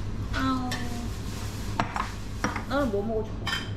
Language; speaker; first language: Korean; non-native, learner; Thai